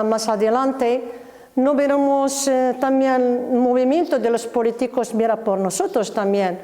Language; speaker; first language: Spanish; non-native, learner; Arabic